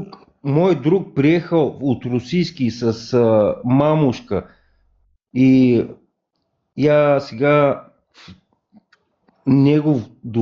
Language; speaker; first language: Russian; non-native, learner; Bulgarian